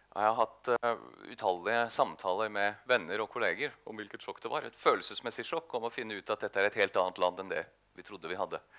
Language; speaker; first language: Norwegian; native; Norwegian